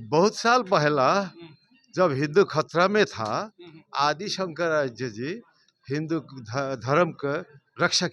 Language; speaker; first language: Hindi; non-native, learner; Bangla